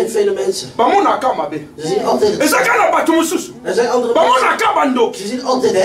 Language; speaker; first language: Dutch; non-native, learner; Lingala